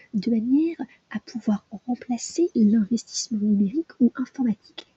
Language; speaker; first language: French; native; French